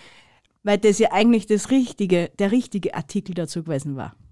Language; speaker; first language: German; native; German